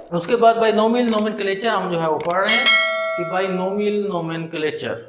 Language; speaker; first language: Urdu; non-native, local second language; Punjabi